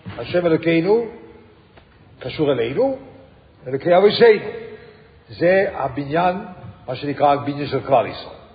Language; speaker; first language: Hebrew; non-native, fluent; English